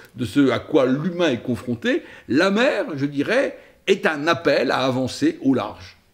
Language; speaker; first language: French; native; French